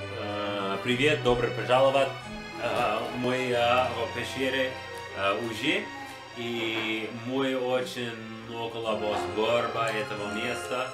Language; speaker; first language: Russian; non-native, learner; English